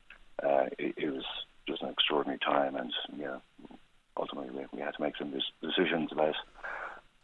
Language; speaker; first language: English; native; English